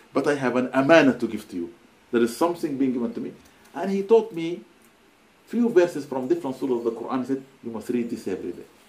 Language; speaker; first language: English; non-native, fluent; Arabic